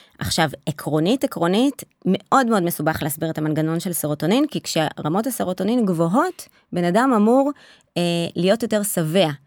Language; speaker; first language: Hebrew; native; Hebrew